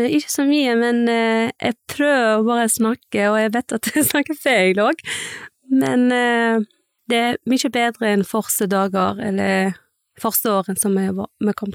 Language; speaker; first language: Norwegian; early bilingual, other home language; Persian